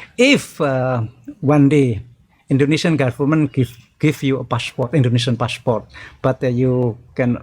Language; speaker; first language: English; non-native, learner; Indonesian